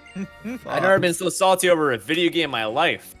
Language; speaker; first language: English; native; English